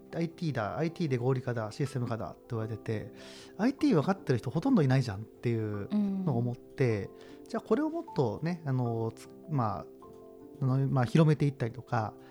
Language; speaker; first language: Japanese; native; Japanese